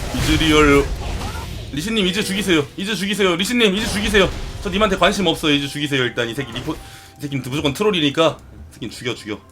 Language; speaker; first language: Korean; native; Korean